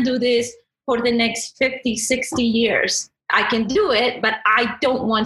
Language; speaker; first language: English; non-native, fluent; Spanish